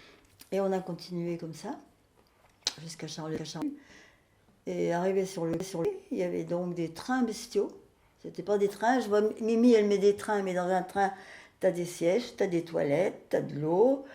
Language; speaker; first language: French; native; French